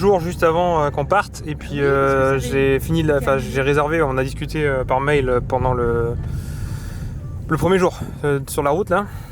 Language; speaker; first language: French; native; French